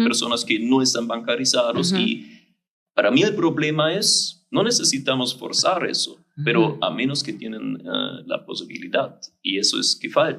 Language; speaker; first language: Spanish; non-native, fluent; German